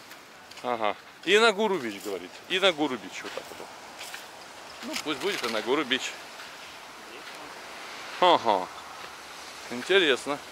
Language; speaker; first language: Russian; native; Russian